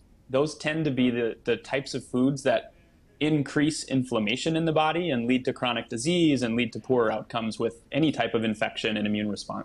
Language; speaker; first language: English; native; English